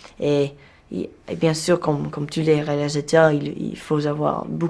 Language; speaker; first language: French; non-native, learner; English